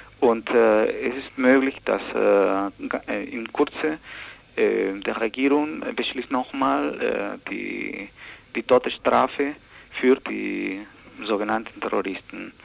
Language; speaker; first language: German; non-native, learner; Spanish